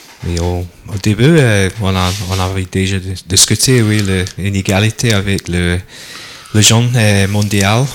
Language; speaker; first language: French; non-native, learner; English